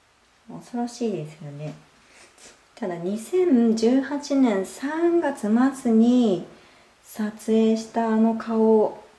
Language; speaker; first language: Japanese; native; Japanese